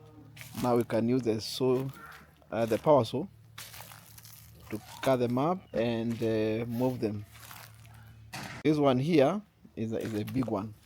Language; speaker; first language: English; non-native, local second language; Swahili